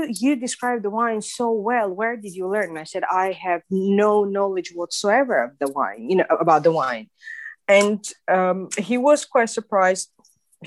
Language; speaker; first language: English; non-native, fluent; Russian